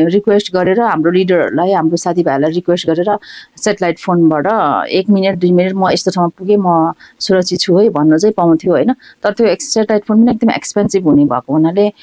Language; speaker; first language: Nepali; non-native, local second language; Sherpa